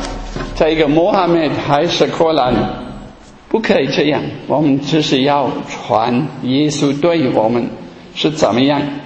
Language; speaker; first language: Chinese; non-native, fluent; German